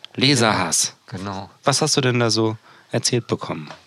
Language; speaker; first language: German; native; German